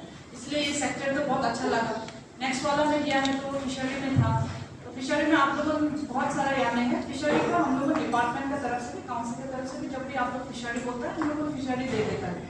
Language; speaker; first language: Hindi; non-native, local second language; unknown